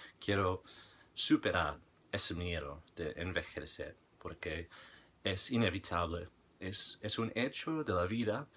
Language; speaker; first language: Spanish; non-native, fluent; English